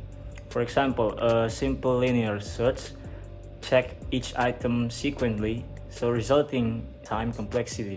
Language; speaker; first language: English; non-native, learner; Indonesian